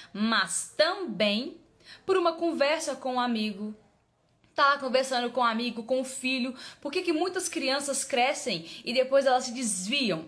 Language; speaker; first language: Portuguese; native; Portuguese